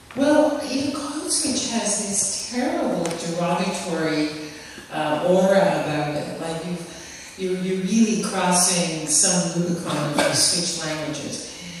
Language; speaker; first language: English; native; English